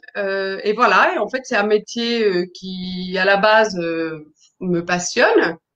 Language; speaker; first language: French; non-native, fluent; Spanish